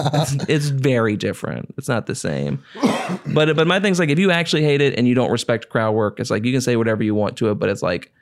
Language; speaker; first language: English; native; English